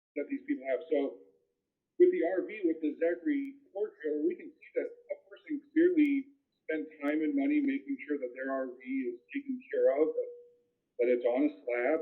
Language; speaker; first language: English; native; English